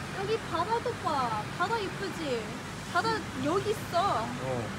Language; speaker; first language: Korean; non-native, learner; English